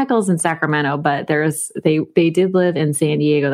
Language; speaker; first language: English; native; English